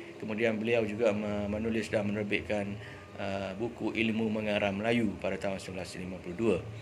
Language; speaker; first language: Malay; native; Malay